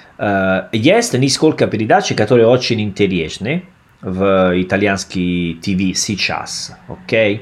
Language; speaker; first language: Russian; non-native, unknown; Italian